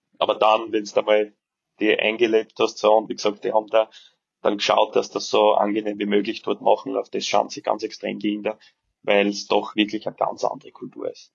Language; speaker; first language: German; early bilingual, other home language; Serbian